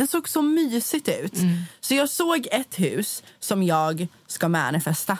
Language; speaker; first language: Swedish; native; Swedish